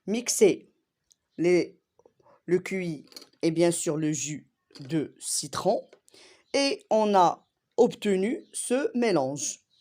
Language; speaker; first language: French; non-native, local second language; Arabic